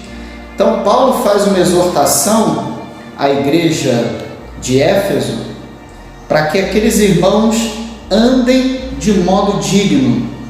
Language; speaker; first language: Portuguese; native; Portuguese